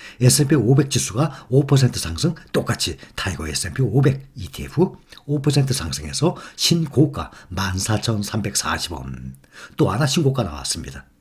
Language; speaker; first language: Korean; native; Korean